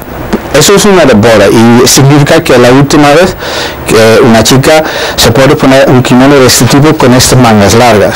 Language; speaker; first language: Spanish; non-native, fluent; Dutch